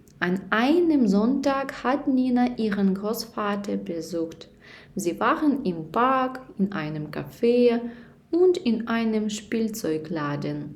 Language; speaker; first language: German; non-native, learner; Ukrainian